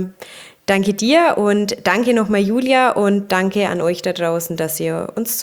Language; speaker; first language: German; native; German